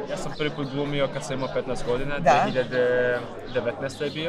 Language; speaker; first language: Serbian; non-native, fluent; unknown